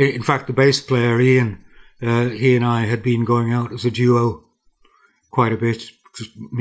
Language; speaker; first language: English; native; English